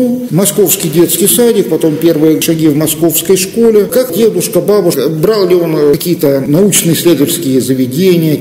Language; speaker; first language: Russian; native; Russian